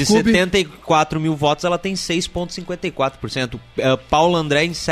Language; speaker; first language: Portuguese; native; Portuguese